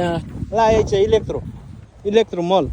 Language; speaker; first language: Romanian; non-native, learner; Nepali